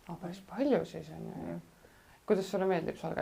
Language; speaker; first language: Estonian; native; Estonian